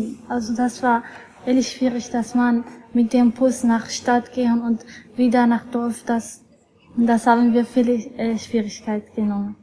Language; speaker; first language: German; non-native, learner; Arabic